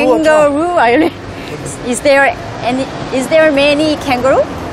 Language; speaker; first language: English; non-native, learner; Korean